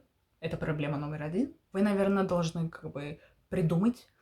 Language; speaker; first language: Russian; early bilingual, heritage; Russian